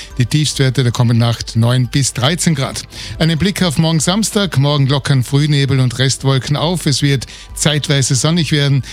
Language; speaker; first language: German; native; German